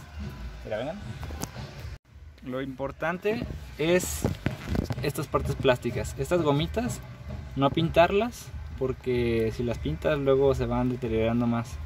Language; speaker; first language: Spanish; native; Spanish